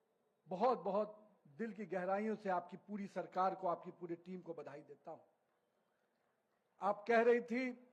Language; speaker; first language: Hindi; native; Hindi